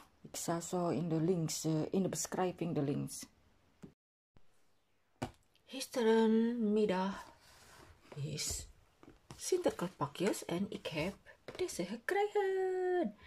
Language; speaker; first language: Dutch; non-native, learner; Indonesian